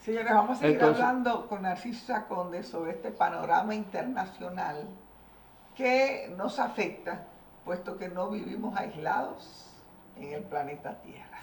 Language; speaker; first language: Spanish; native; Spanish